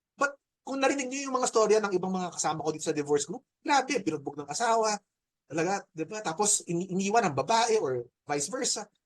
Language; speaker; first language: Filipino; native; Filipino